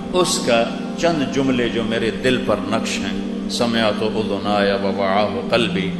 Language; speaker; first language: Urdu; non-native, local second language; Punjabi